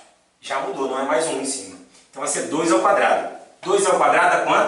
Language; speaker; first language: Portuguese; native; Portuguese